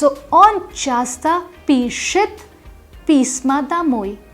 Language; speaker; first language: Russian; non-native, fluent; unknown